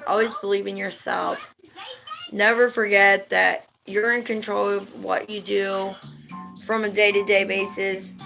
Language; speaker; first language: English; native; English